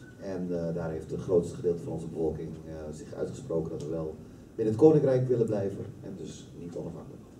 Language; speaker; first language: Dutch; non-native, local second language; Papiamento